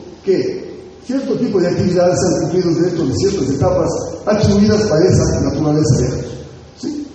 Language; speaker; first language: Spanish; native; Spanish